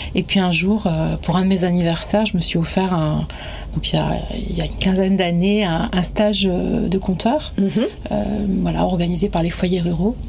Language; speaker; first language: French; native; French